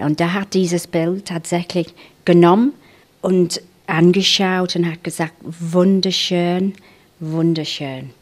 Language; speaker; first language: German; non-native, fluent; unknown